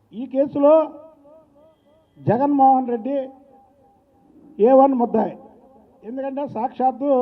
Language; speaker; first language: Telugu; native; Telugu